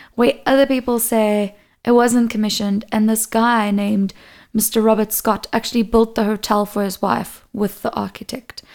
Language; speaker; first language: English; non-native, local second language; Portuguese